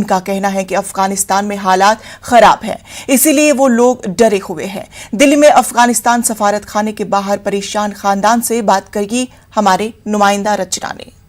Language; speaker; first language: Hindi; native; Hindi